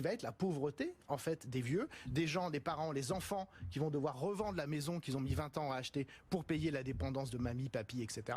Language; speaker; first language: French; native; French